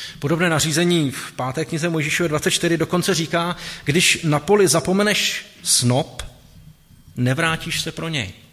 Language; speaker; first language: Czech; native; Czech